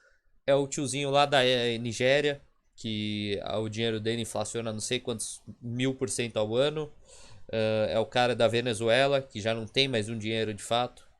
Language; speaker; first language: Portuguese; native; Portuguese